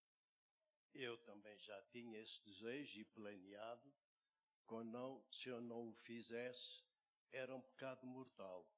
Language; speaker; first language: Portuguese; native; Portuguese